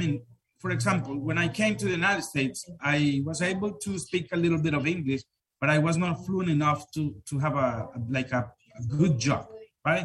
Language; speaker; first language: English; non-native, fluent; Spanish